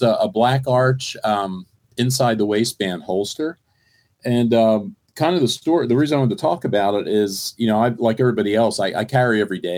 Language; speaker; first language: English; native; English